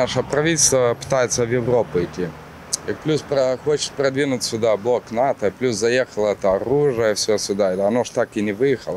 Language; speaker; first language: Russian; non-native, local second language; Romanian